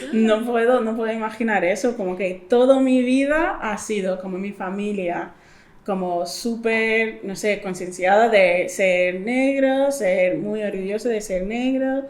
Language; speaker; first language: Spanish; non-native, fluent; English